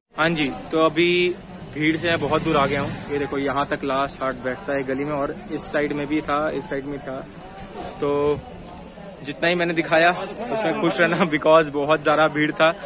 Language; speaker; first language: Hindi; non-native, local second language; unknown